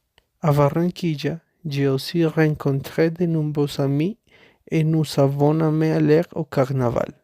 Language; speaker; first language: French; non-native, learner; Spanish